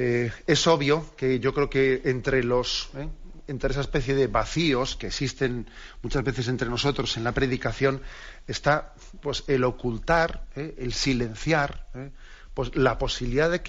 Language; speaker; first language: Spanish; native; Spanish